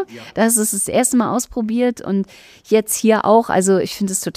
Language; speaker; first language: German; native; German